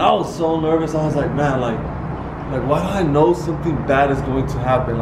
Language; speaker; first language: English; early bilingual, other home language; Spanish